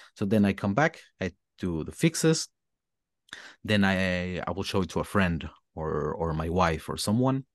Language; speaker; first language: English; non-native, fluent; Spanish